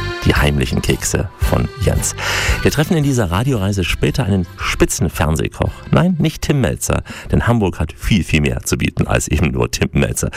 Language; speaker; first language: German; native; German